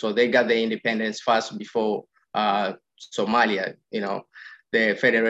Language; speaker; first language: English; non-native, local second language; Somali